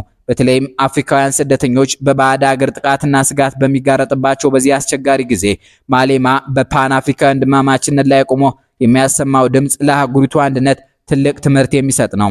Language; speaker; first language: Amharic; native; Amharic